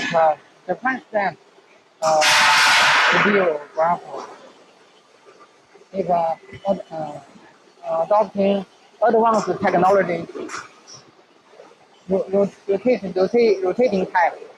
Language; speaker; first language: English; non-native, learner; Chinese